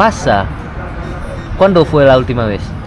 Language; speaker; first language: Spanish; non-native, fluent; Indonesian